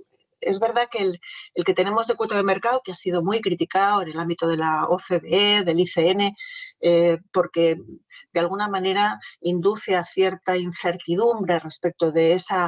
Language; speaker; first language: Spanish; native; Spanish